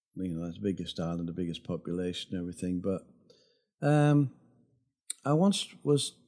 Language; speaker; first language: English; native; English